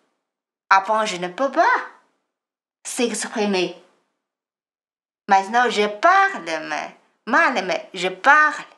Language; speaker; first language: French; non-native, learner; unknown